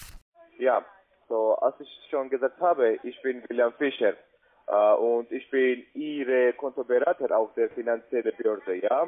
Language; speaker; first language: German; non-native, learner; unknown